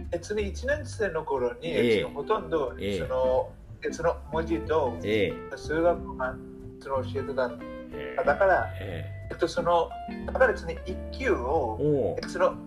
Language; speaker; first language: Japanese; non-native, learner; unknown